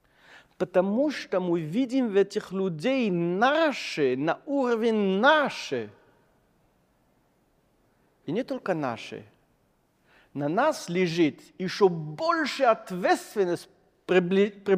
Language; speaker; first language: Russian; non-native, fluent; French